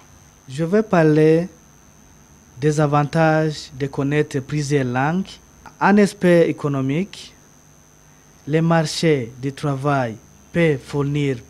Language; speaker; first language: French; non-native, learner; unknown